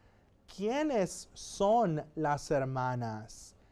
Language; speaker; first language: Spanish; non-native, fluent; English